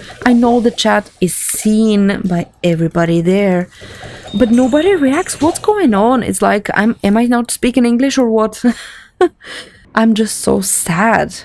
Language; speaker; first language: English; non-native, fluent; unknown